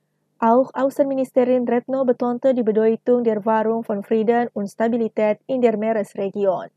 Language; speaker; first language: German; non-native, fluent; Indonesian